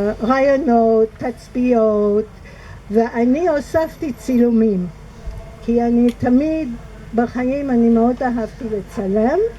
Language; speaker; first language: Hebrew; non-native, fluent; English